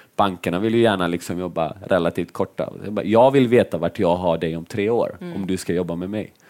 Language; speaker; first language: Swedish; early bilingual, other home language; Finnish